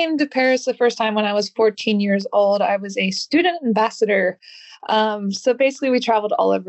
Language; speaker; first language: English; native; English